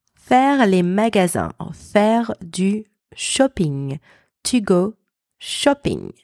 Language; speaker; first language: French; native; French